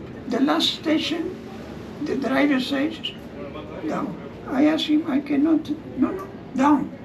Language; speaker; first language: English; non-native, learner; German